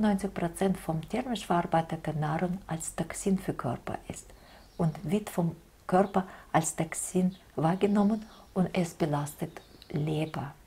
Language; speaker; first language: German; non-native, fluent; Russian